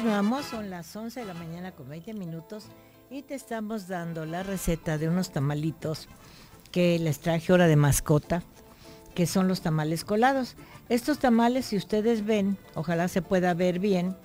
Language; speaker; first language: Spanish; native; Spanish